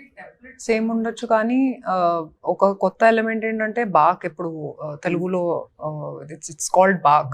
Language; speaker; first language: Telugu; non-native, fluent; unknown